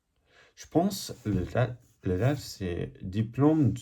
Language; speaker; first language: French; non-native, learner; English